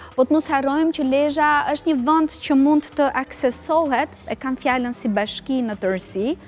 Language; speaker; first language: Albanian; native; Albanian